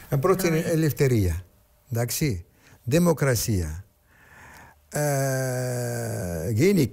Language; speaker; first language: Greek; non-native, learner; Arabic